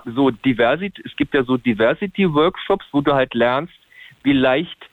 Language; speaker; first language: German; native; German